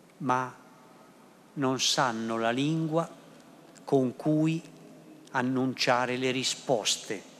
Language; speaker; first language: Italian; native; Italian